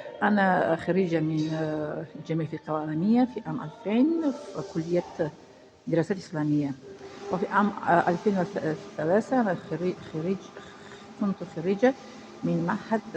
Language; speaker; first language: Arabic; non-native, fluent; Tajik